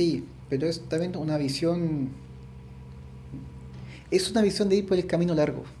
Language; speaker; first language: Spanish; native; Spanish